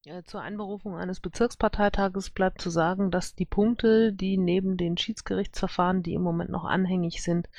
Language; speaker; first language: German; native; German